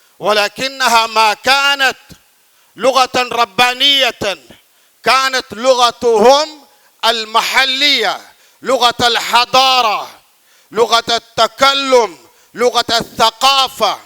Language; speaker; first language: Arabic; non-native, fluent; Urdu